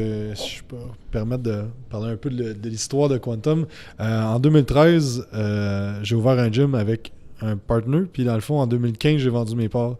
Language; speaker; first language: French; native; French